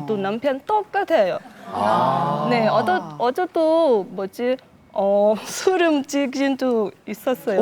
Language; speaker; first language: Korean; non-native, learner; Thai